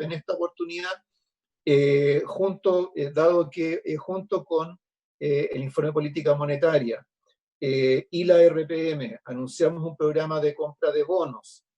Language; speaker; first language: Spanish; native; Spanish